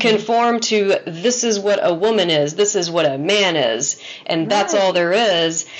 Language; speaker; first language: English; native; English